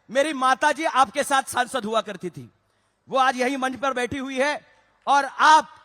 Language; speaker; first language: Hindi; non-native, local second language; Marathi